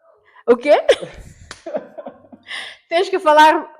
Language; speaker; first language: Portuguese; non-native, fluent; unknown